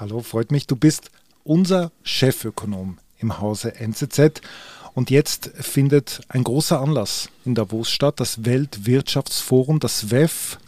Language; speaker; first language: German; native; German